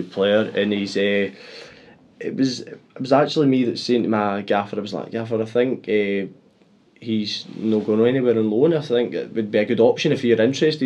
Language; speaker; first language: English; native; English